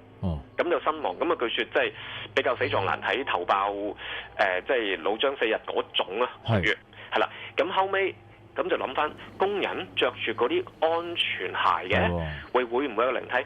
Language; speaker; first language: Cantonese; native; Cantonese